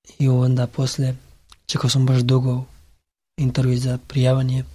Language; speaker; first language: Serbian; non-native, learner; Pashto